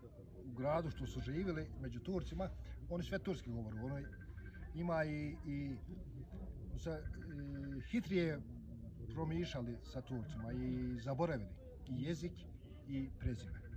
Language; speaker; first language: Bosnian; early bilingual, heritage; Bosnian